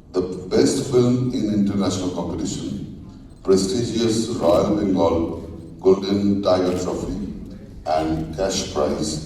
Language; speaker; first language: English; non-native, local second language; Bangla